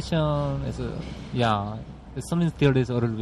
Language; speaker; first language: English; non-native, learner; Korean